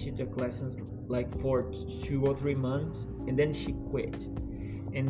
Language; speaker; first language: English; non-native, fluent; Portuguese